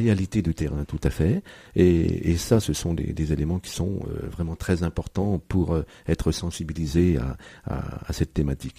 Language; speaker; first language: French; native; French